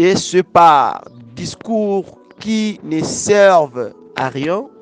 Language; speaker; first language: French; non-native, local second language; Lingala